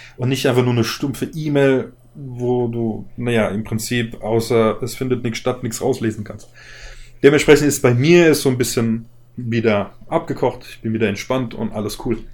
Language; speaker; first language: German; native; German